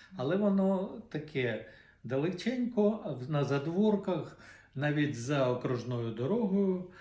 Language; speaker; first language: Ukrainian; non-native, local second language; Russian